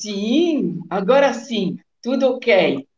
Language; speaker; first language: Portuguese; non-native, fluent; Italian